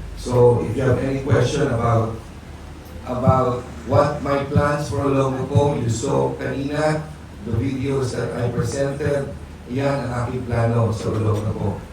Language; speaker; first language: English; non-native, local second language; Filipino